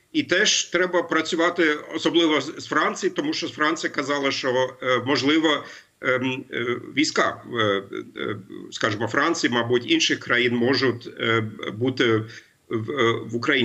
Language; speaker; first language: Ukrainian; non-native, fluent; German